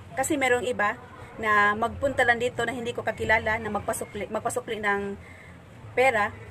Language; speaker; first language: Filipino; non-native, local second language; Cebuano